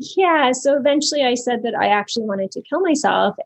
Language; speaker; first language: English; native; English